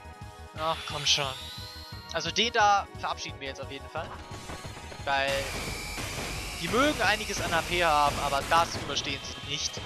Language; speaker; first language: German; native; German